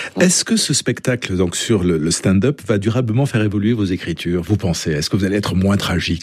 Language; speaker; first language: French; native; French